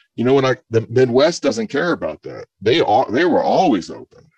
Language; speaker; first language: English; native; English